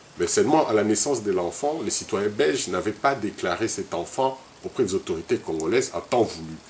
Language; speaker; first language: French; non-native, local second language; Lingala